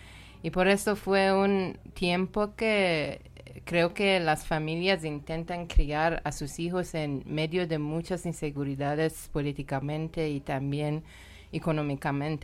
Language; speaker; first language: Spanish; non-native, learner; Persian